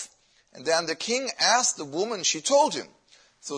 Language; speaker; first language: English; non-native, fluent; German